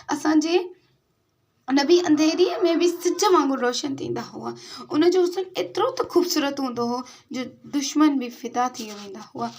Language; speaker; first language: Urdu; non-native, local second language; Sindhi